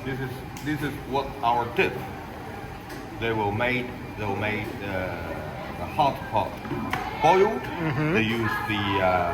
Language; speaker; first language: English; non-native, learner; Chinese